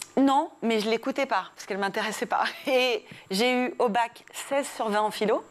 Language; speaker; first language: French; early bilingual, other home language; English